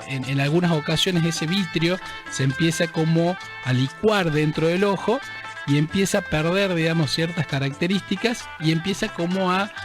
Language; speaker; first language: Spanish; native; Spanish